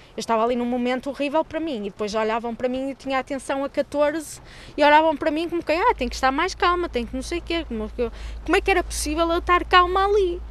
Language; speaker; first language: Portuguese; native; Portuguese